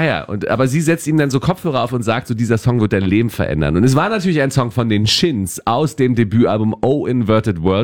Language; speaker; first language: German; native; German